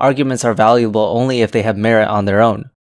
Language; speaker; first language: English; native; English